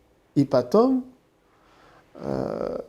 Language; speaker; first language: Russian; non-native, learner; French